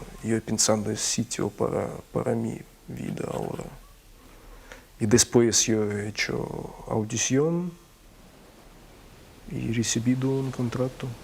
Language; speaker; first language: Galician; non-native, learner; Russian